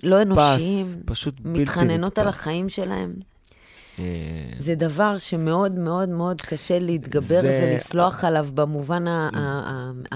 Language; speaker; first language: Hebrew; native; Hebrew